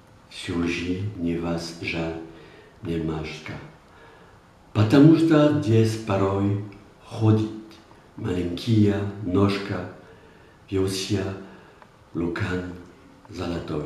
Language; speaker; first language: Russian; non-native, learner; French